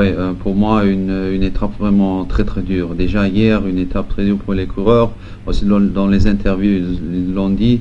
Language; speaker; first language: French; non-native, local second language; Luxembourgish